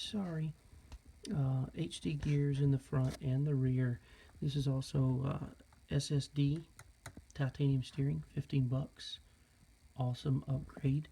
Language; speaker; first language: English; native; English